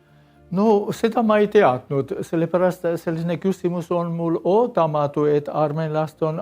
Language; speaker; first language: Estonian; non-native, learner; Armenian